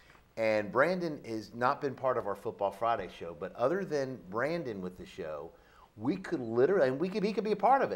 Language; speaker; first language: English; native; English